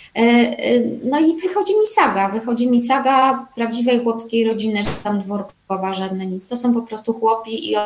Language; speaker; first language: Polish; native; Polish